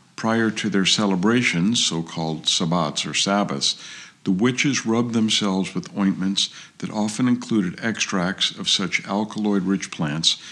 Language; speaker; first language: English; native; English